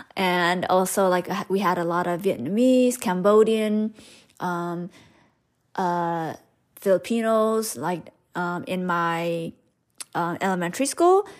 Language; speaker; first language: English; early bilingual, other home language; Hmong